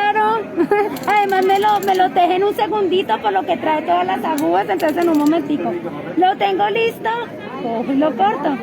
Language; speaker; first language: Spanish; native; Spanish